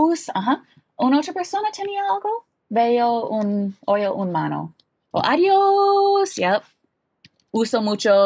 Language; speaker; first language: Spanish; non-native, learner; English